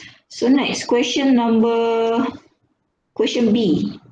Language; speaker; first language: English; non-native, local second language; Malay